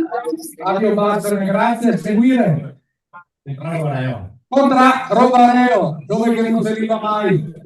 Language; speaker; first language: Italian; native; Italian